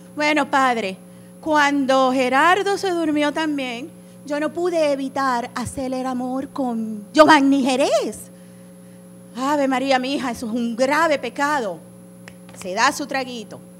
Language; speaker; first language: Spanish; early bilingual, heritage; Spanish